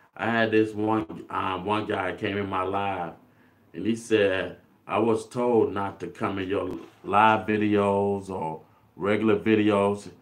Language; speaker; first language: English; native; English